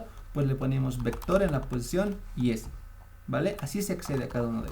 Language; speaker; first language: Spanish; native; Spanish